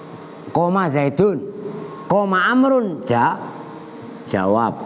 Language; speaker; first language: Arabic; non-native, fluent; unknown